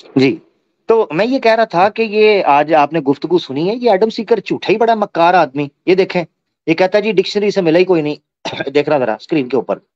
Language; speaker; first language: Hindi; native; Hindi